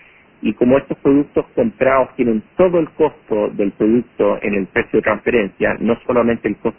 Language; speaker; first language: Spanish; native; Spanish